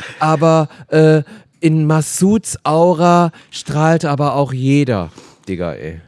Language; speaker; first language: German; early bilingual, other home language; Korean